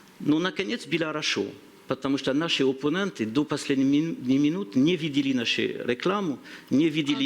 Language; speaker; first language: Russian; non-native, learner; French